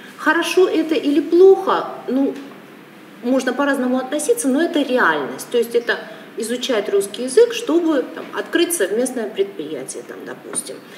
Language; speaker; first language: Russian; native; Russian